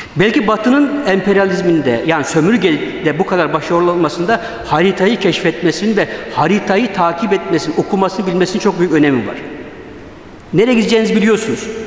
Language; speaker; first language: Turkish; early bilingual, other home language; Uyghur